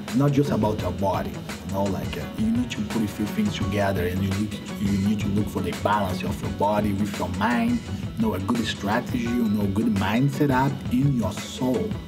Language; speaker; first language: English; non-native, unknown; Portuguese